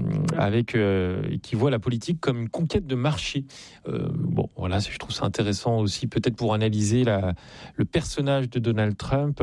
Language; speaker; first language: French; native; French